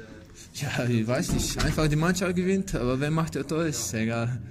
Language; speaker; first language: German; non-native, learner; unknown